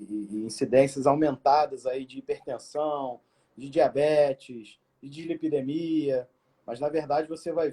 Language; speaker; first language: Portuguese; native; Portuguese